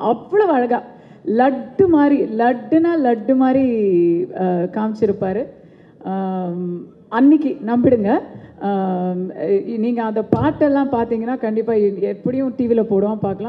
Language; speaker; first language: Tamil; native; Tamil